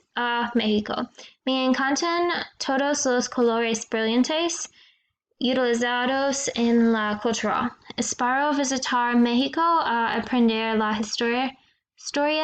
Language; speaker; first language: Spanish; non-native, learner; English